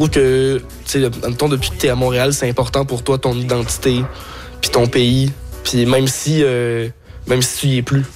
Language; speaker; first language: French; native; French